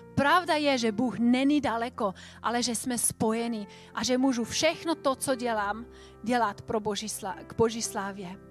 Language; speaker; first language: Czech; non-native, fluent; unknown